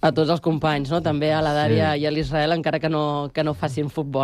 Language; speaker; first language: Catalan; native; Catalan